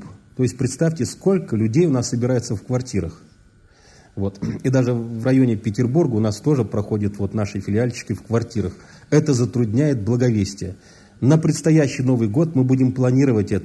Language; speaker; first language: Russian; native; Russian